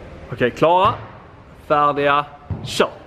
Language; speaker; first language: Swedish; native; Swedish